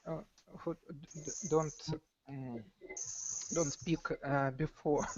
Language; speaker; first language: English; non-native, learner; Russian